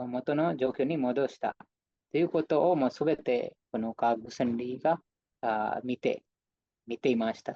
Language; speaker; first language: Japanese; non-native, fluent; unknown